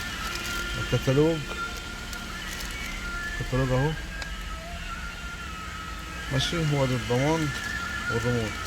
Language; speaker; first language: Arabic; native; Arabic